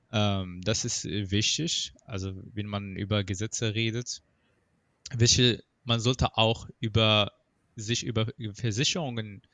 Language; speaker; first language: German; non-native, fluent; Arabic